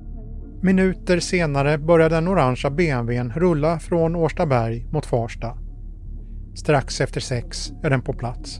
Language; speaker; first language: Swedish; native; Swedish